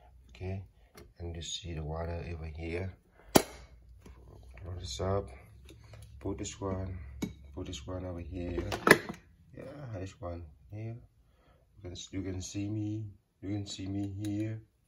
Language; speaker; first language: English; non-native, learner; Vietnamese